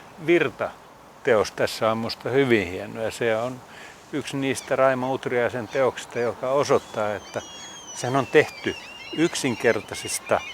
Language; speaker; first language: Finnish; native; Finnish